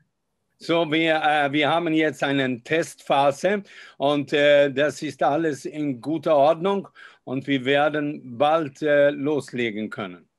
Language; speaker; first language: German; non-native, fluent; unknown